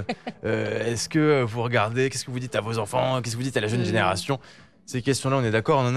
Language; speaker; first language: French; native; French